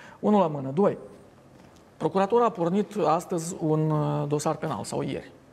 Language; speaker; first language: Romanian; native; Romanian